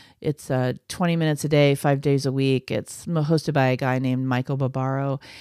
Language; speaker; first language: English; native; English